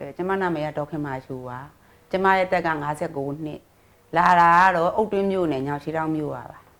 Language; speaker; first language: Burmese; native; Burmese